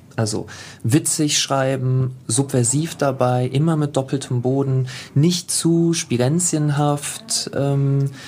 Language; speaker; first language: German; native; German